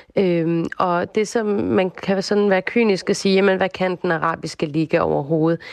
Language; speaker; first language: Danish; early bilingual, other home language; Arabic